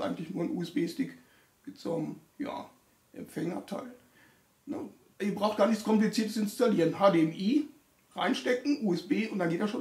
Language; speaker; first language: German; native; German